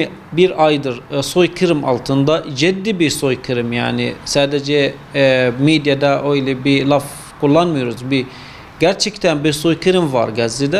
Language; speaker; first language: Turkish; non-native, fluent; Arabic